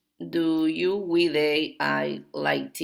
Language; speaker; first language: English; non-native, learner; Spanish